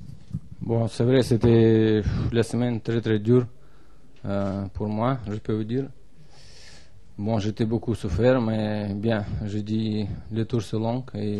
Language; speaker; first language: French; non-native, learner; Russian